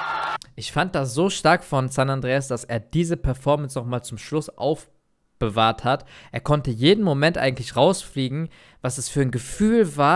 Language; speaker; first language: German; native; German